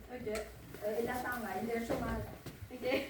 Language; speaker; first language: French; non-native, learner; Vietnamese